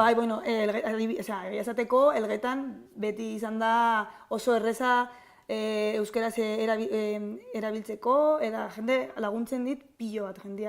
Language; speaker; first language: Basque; non-native, learner; Spanish